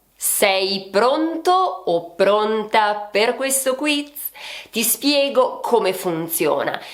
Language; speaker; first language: Italian; native; Italian